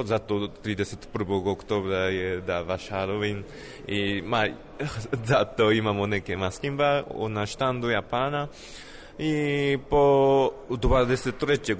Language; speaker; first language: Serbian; non-native, learner; Japanese